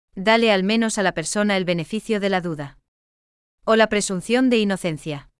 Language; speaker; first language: Spanish; non-native, fluent; German